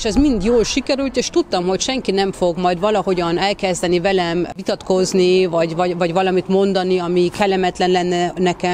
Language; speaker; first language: Hungarian; early bilingual, heritage; Hungarian